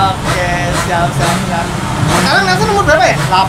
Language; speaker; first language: Indonesian; native; Indonesian